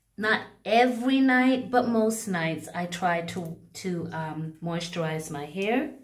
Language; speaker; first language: English; native; English